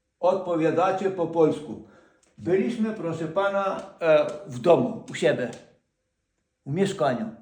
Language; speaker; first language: Polish; non-native, fluent; Ukrainian